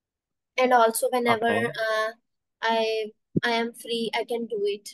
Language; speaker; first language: English; non-native, learner; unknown